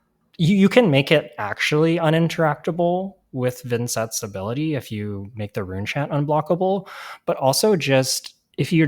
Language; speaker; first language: English; native; English